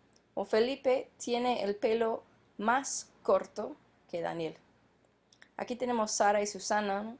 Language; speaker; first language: Spanish; non-native, fluent; English